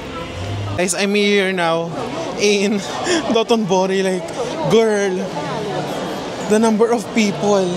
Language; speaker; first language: English; non-native, fluent; Filipino